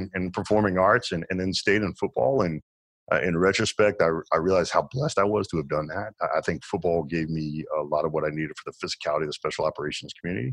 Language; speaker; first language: English; native; English